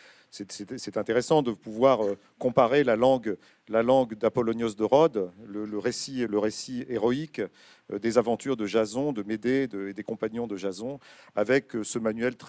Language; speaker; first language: French; native; French